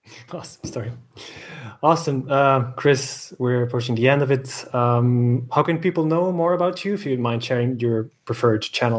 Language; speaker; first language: English; non-native, fluent; Portuguese